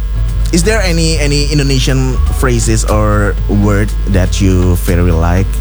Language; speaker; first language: English; non-native, fluent; Indonesian